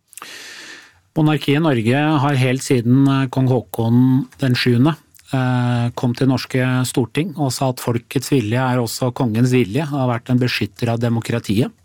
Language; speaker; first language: Norwegian; native; Norwegian